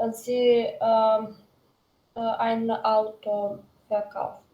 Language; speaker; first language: German; non-native, learner; Macedonian